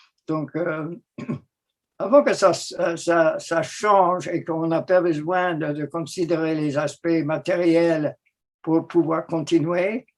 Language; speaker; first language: French; non-native, fluent; English